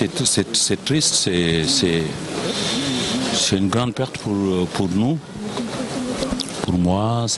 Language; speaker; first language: French; non-native, local second language; Wolof